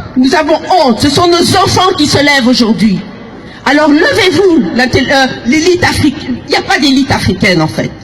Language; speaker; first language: French; early bilingual, other home language; Lingala